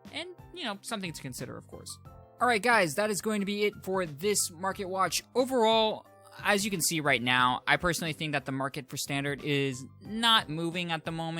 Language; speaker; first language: English; native; English